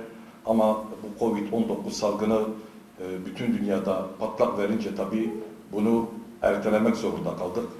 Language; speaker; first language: Turkish; native; Turkish